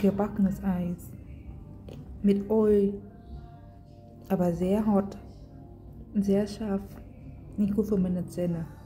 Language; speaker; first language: German; non-native, learner; Thai